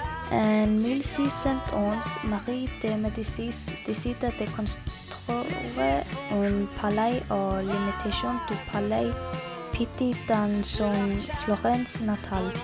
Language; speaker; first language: French; non-native, learner; Icelandic